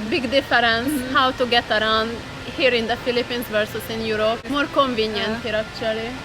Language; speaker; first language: English; non-native, fluent; Hungarian